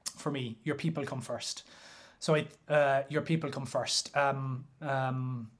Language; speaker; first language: English; native; English